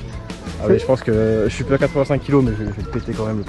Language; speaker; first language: French; native; French